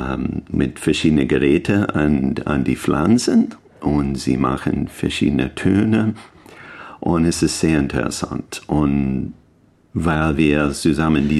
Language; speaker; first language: German; non-native, learner; English